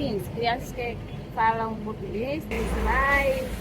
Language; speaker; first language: Portuguese; non-native, learner; Tetum